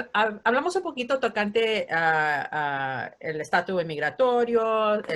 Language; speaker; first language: Spanish; early bilingual, heritage; Spanish